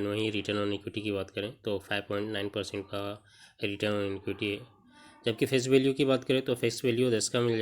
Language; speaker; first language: Hindi; native; Hindi